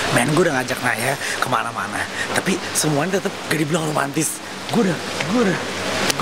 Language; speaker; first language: Indonesian; native; Indonesian